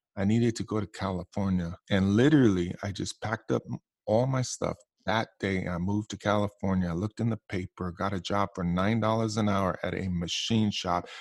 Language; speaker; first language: English; native; English